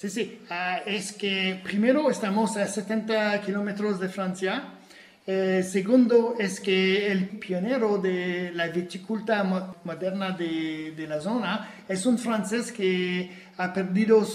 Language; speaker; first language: Spanish; non-native, fluent; French